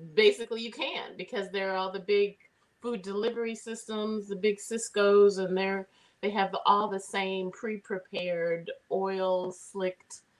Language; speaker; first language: English; native; English